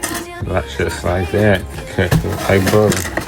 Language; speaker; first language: English; native; English